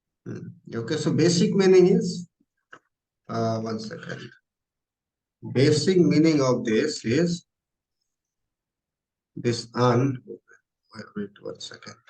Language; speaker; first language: English; non-native, local second language; Hindi